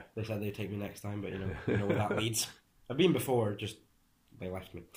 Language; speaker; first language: English; early bilingual, other home language; Hungarian